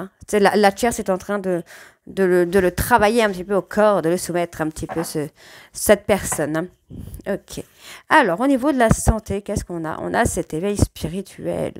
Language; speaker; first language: French; native; French